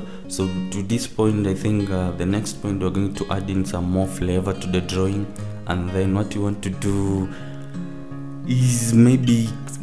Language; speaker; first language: English; non-native, local second language; Swahili